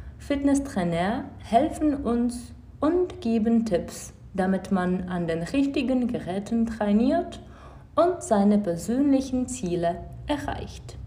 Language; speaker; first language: German; non-native, fluent; Czech